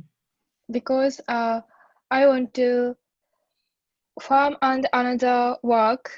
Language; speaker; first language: English; non-native, learner; Japanese